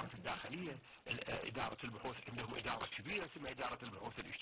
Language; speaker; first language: Arabic; native; Arabic